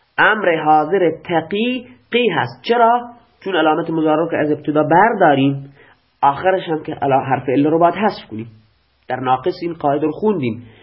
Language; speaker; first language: Persian; non-native, local second language; Baluchi